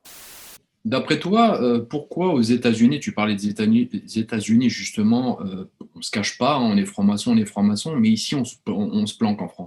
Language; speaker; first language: French; native; French